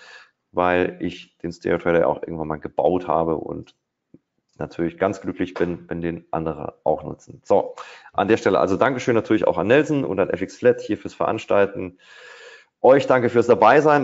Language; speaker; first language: German; native; German